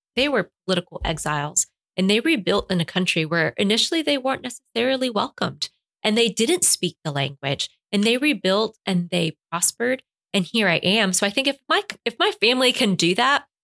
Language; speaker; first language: English; non-native, fluent; Spanish